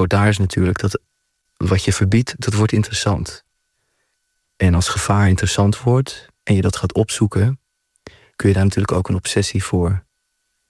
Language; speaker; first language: Dutch; native; Dutch